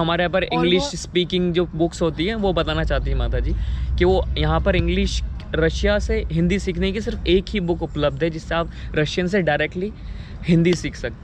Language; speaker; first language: Hindi; native; Hindi